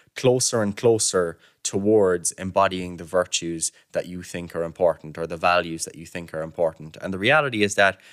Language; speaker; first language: English; native; English